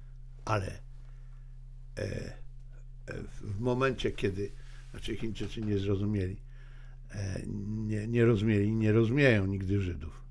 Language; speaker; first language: Polish; native; Polish